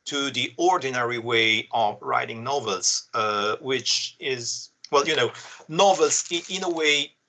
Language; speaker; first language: English; non-native, fluent; Italian